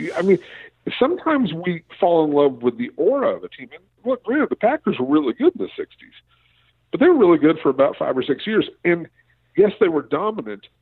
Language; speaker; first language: English; native; English